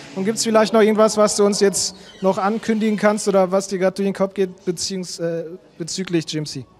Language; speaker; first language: German; native; German